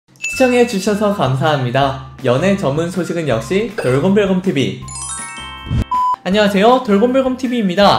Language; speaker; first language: Korean; native; Korean